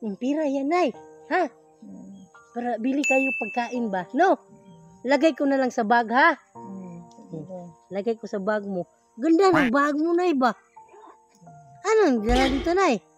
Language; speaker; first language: Filipino; non-native, local second language; Cebuano